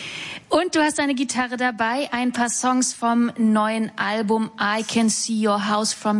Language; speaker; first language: German; native; German